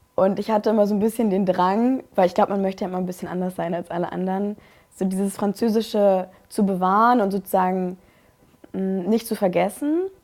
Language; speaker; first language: German; native; German